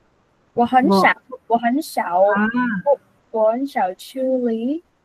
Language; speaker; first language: Chinese; non-native, learner; Vietnamese